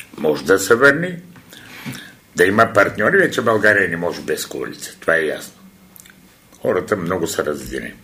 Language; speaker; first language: Bulgarian; non-native, local second language; Turkish